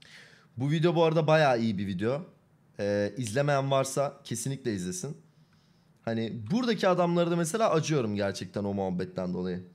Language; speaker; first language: Turkish; native; Turkish